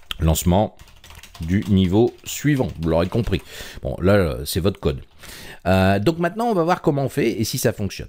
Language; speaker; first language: French; native; French